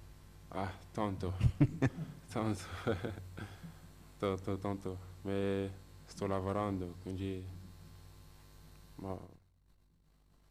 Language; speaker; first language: Italian; non-native, fluent; French